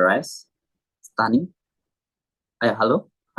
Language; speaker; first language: English; non-native, learner; Indonesian